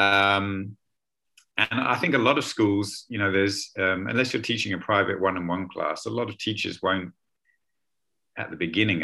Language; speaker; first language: English; native; English